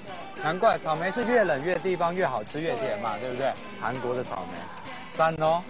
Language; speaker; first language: Chinese; native; Chinese